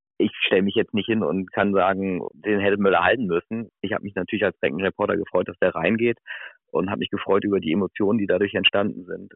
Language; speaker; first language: German; native; German